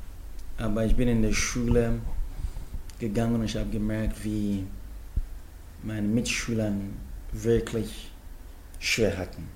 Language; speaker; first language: German; non-native, fluent; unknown